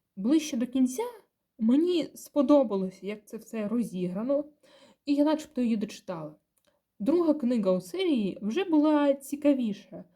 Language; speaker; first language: Ukrainian; non-native, local second language; Russian